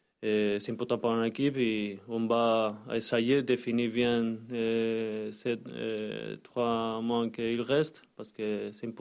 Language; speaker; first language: French; non-native, learner; Spanish